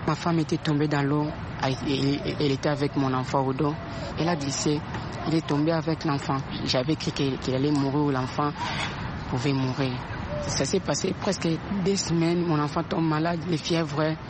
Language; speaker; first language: French; non-native, local second language; Lingala